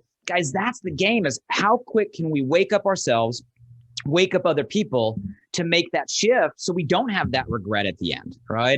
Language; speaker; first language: English; native; English